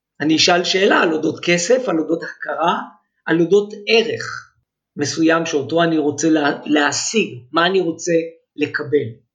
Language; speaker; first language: Hebrew; native; Hebrew